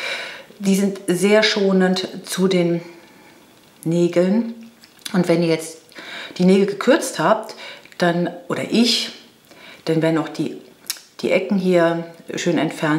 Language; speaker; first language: German; native; German